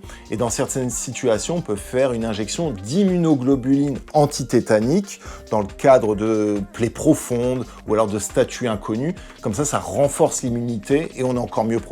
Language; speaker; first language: French; native; French